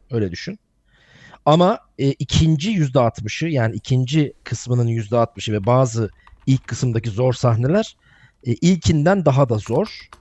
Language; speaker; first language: Turkish; native; Turkish